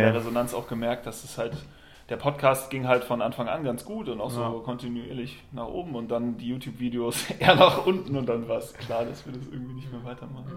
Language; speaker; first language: German; native; German